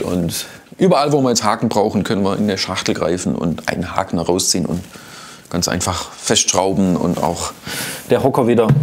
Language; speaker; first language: German; native; German